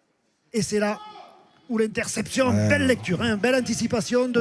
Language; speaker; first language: French; native; French